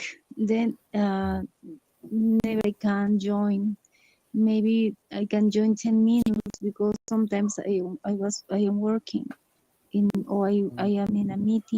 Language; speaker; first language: English; non-native, learner; Spanish